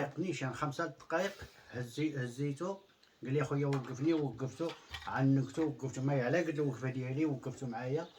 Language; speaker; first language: Arabic; native; Arabic